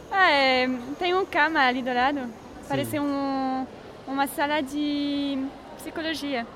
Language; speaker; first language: Portuguese; non-native, learner; French